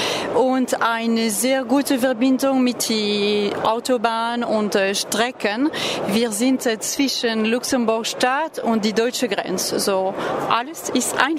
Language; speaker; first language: German; non-native, learner; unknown